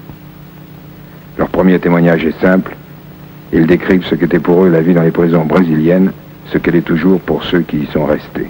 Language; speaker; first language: French; native; French